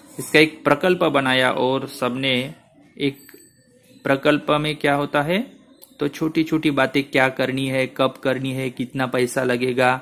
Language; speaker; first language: Hindi; non-native, local second language; Marathi